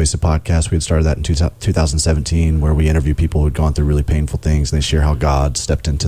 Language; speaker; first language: English; native; English